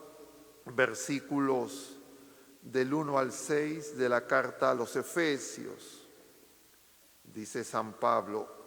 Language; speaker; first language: Spanish; native; Spanish